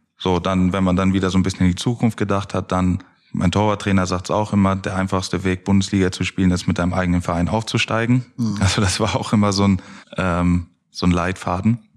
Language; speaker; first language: German; native; German